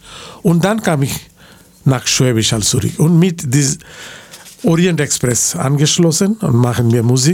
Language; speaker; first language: German; non-native, learner; Bangla